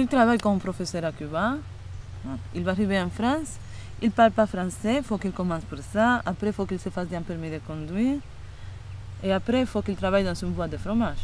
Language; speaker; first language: French; non-native, fluent; Spanish